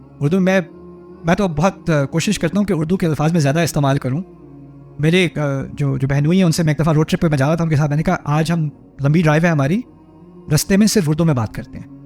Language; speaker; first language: Urdu; early bilingual, heritage; Urdu